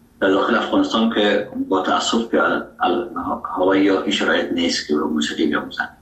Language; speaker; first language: Persian; native; Persian